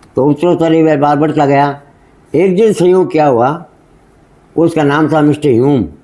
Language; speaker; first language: Hindi; native; Hindi